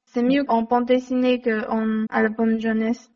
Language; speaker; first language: French; non-native, learner; Chinese